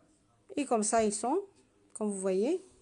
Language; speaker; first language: French; non-native, learner; Spanish